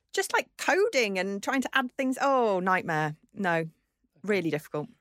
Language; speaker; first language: English; native; English